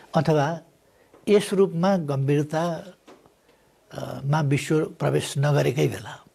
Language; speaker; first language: Nepali; native; Nepali